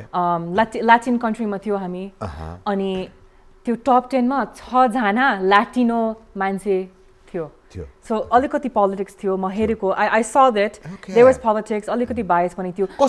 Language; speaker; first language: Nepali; early bilingual, heritage; English